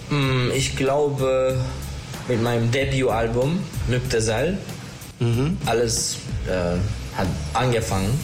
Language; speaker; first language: German; non-native, learner; Turkish